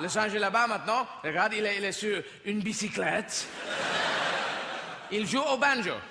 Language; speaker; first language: French; non-native, learner; English